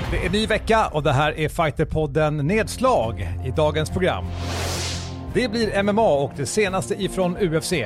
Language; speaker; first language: Swedish; native; Swedish